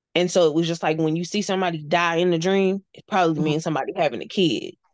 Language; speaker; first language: English; native; English